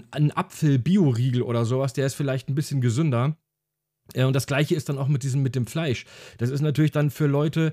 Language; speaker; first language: German; early bilingual, other home language; Hungarian